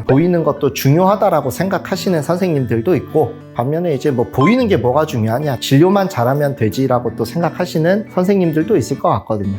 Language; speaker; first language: Korean; native; Korean